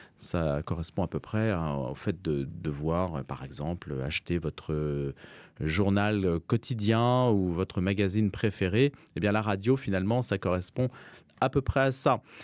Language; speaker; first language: French; native; French